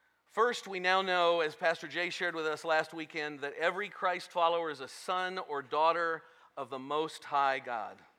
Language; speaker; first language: English; native; English